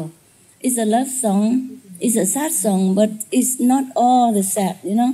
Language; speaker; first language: English; non-native, fluent; Vietnamese